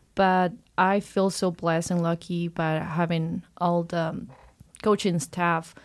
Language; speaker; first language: English; non-native, fluent; Spanish